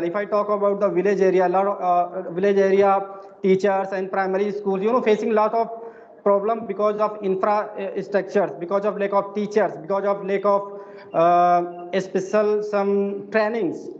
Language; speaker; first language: English; non-native, fluent; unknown